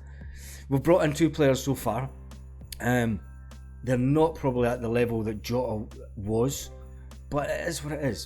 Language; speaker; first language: English; native; English